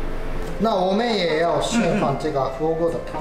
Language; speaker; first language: Chinese; non-native, fluent; Japanese